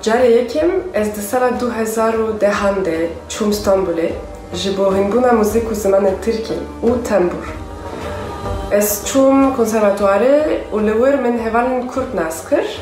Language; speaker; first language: Kurdish; non-native, fluent; French